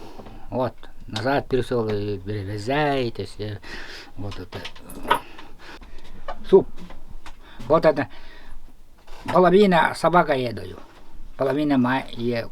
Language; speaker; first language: Russian; non-native, local second language; Yakut